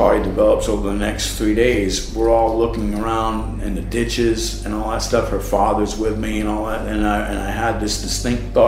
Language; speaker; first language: English; native; English